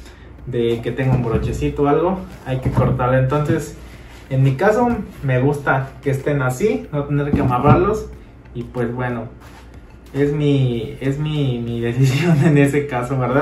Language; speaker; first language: Spanish; native; Spanish